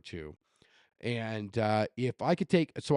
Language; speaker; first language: English; native; English